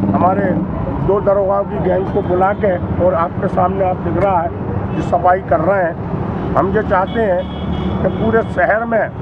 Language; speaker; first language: Hindi; native; Hindi